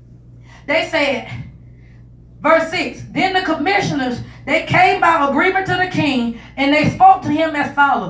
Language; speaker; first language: English; native; English